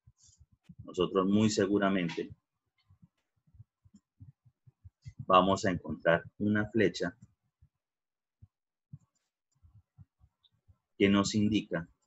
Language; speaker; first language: Spanish; native; Spanish